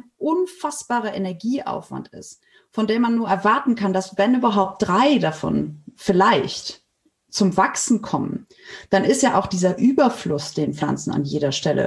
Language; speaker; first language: German; native; German